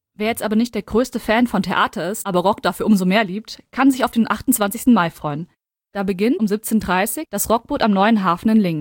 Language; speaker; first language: German; native; German